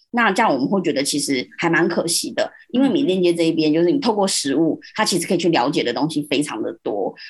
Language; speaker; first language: Chinese; early bilingual, heritage; Chinese